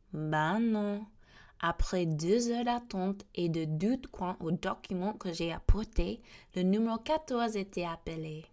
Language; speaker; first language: French; non-native, fluent; English